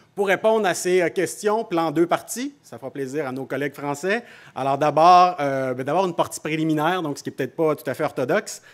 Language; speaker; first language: French; native; French